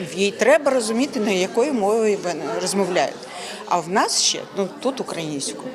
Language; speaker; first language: Ukrainian; non-native, local second language; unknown